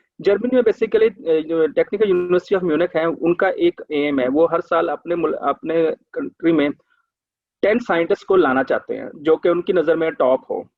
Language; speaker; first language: Urdu; non-native, local second language; Punjabi